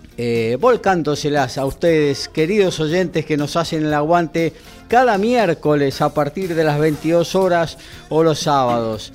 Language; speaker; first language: Spanish; native; Spanish